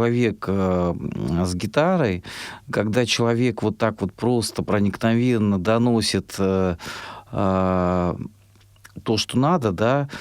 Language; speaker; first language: Russian; native; Russian